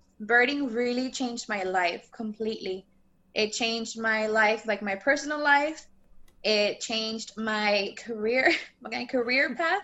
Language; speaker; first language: English; native; English